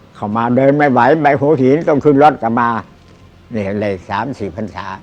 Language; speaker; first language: Thai; native; Thai